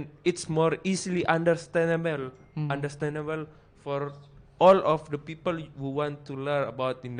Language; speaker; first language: English; non-native, fluent; Indonesian